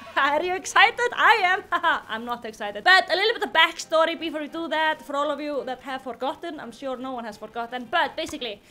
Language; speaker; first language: English; non-native, fluent; Icelandic